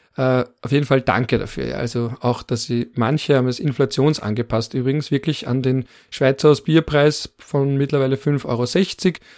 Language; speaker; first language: German; native; German